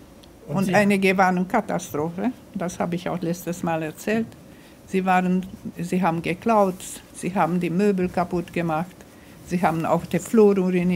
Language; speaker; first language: German; non-native, fluent; Romanian